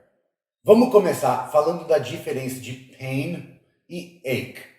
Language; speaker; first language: Portuguese; non-native, fluent; English